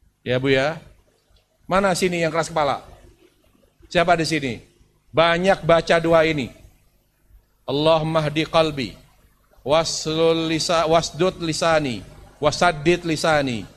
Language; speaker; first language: Indonesian; native; Indonesian